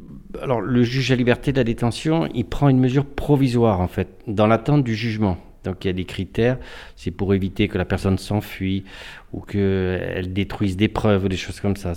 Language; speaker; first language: French; native; French